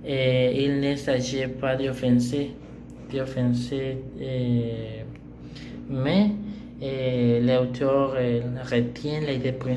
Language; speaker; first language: French; non-native, learner; Spanish